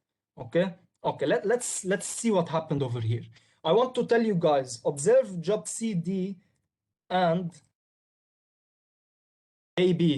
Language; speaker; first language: English; non-native, local second language; Arabic